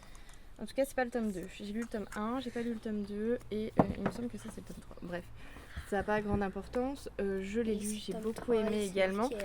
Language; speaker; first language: French; native; French